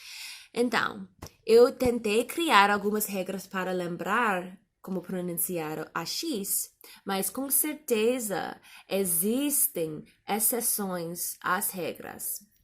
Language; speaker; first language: Portuguese; non-native, learner; English